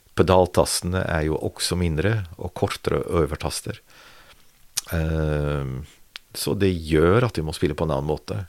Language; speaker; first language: Norwegian; non-native, fluent; Dutch